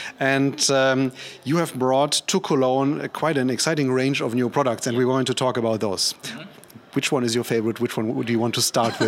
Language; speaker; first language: English; non-native, fluent; German